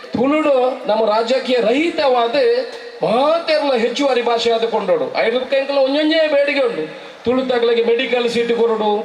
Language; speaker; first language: Kannada; native; Kannada